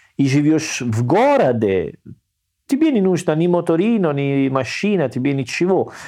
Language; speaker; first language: Russian; non-native, learner; Italian